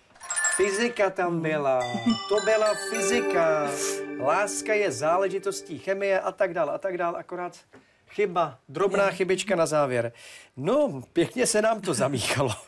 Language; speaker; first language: Czech; native; Czech